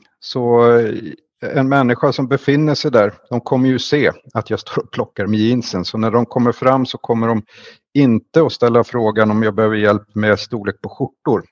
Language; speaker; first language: Swedish; native; Swedish